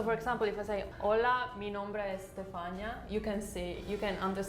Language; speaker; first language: English; non-native, fluent; Italian